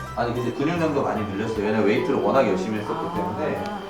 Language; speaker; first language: Korean; native; Korean